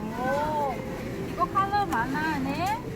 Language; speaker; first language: Korean; non-native, learner; Vietnamese